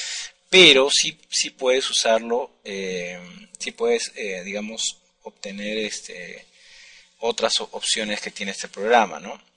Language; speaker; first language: Spanish; native; Spanish